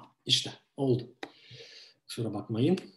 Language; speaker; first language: Turkish; non-native, fluent; Ukrainian